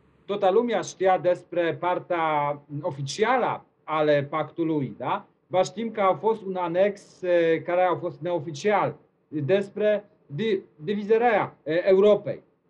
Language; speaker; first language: Romanian; non-native, learner; Polish